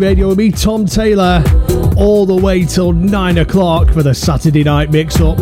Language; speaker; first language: English; native; English